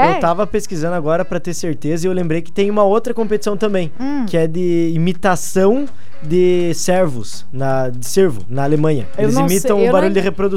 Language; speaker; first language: Portuguese; native; Portuguese